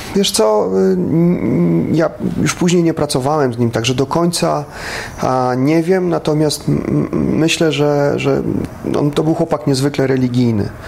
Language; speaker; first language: Polish; native; Polish